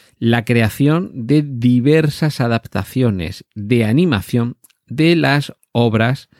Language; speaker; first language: Spanish; native; Spanish